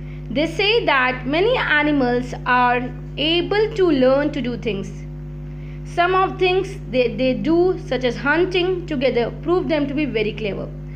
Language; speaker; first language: English; non-native, local second language; Hindi